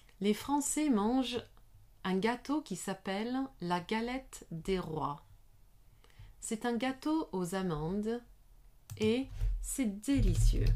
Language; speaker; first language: French; non-native, learner; English